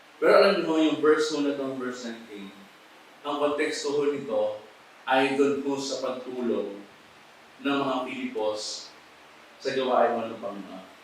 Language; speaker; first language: Filipino; native; Filipino